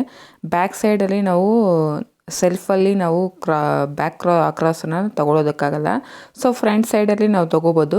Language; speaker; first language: Kannada; native; Kannada